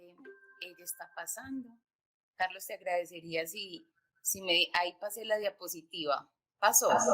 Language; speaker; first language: Spanish; native; Spanish